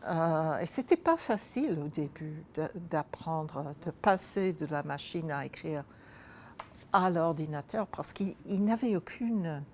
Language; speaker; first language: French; non-native, fluent; English